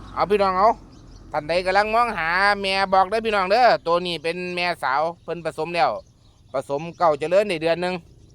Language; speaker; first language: Thai; native; Thai